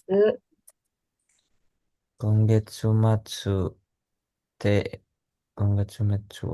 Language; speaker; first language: Japanese; non-native, learner; Indonesian